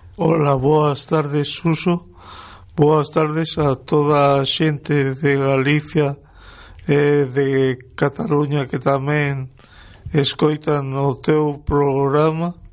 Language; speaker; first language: Galician; non-native, local second language; Spanish